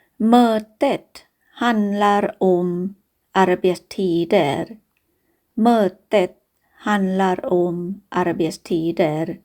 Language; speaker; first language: Swedish; non-native, fluent; Thai